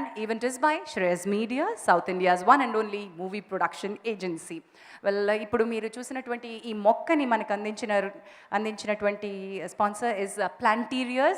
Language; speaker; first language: Telugu; native; Telugu